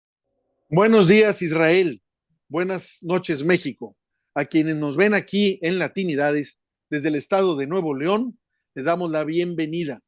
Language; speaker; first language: Spanish; native; Spanish